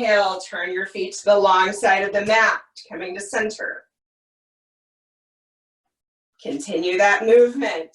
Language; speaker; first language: English; native; English